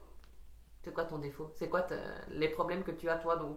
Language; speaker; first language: French; native; French